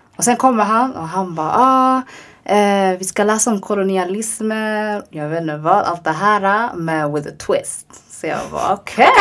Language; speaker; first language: Swedish; early bilingual, other home language; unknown